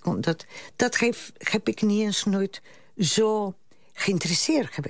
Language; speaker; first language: Dutch; non-native, fluent; Spanish